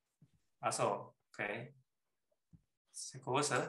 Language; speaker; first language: German; non-native, learner; Chinese